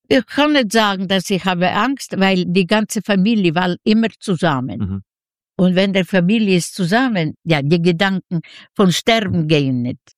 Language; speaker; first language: German; non-native, learner; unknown